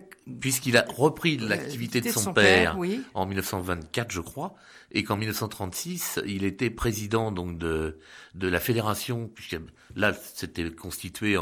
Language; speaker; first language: French; native; French